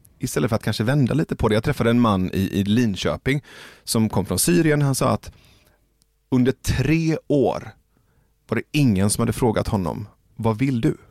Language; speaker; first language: Swedish; early bilingual, other home language; Persian